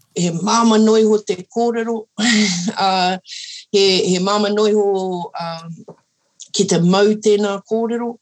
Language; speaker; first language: English; early bilingual, other home language; Māori